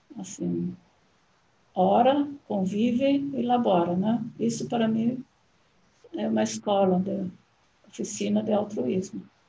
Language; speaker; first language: Portuguese; non-native, fluent; German